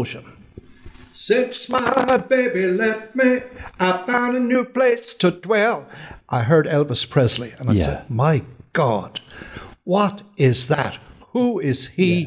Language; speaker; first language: English; native; English